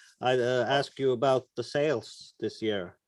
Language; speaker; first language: English; non-native, learner; Norwegian